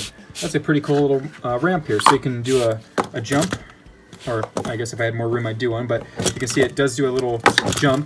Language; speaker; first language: English; native; English